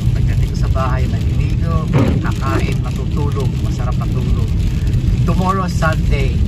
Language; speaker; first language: Filipino; native; Filipino